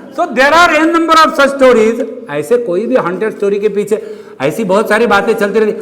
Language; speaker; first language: Hindi; non-native, local second language; Marathi